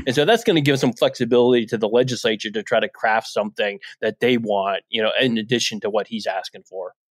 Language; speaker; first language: English; native; English